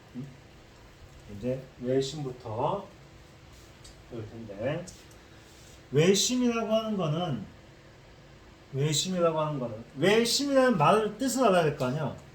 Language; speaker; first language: Korean; native; Korean